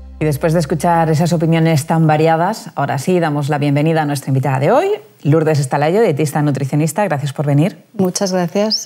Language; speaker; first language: Spanish; native; Spanish